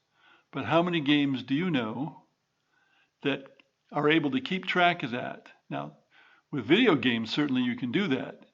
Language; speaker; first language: English; native; English